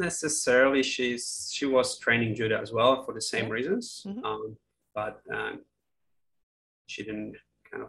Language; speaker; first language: English; non-native, fluent; Polish